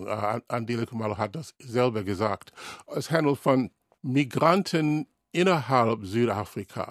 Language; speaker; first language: German; non-native, learner; English